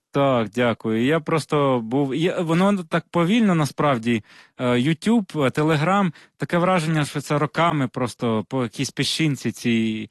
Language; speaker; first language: Ukrainian; non-native, local second language; Russian